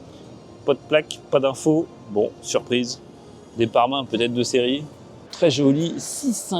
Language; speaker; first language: French; native; French